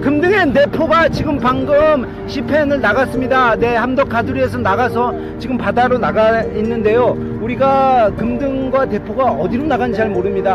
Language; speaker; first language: Korean; native; Korean